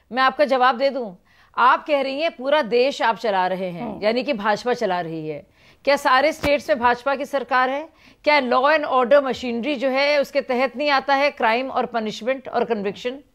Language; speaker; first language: Hindi; native; Hindi